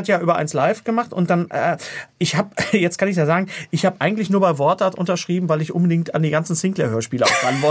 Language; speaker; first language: German; native; German